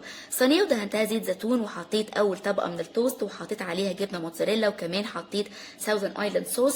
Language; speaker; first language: Arabic; native; Arabic